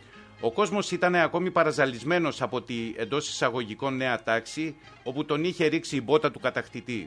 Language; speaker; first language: Greek; native; Greek